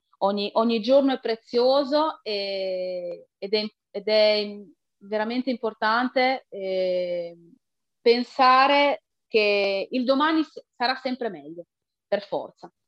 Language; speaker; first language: Italian; native; Italian